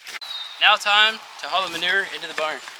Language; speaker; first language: English; native; English